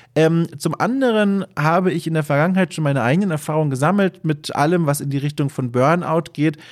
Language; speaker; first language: German; native; German